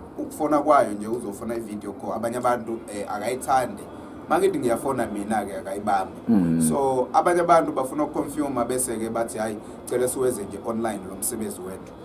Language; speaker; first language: Zulu; native; Zulu